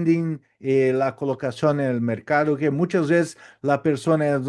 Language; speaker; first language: Spanish; non-native, learner; Portuguese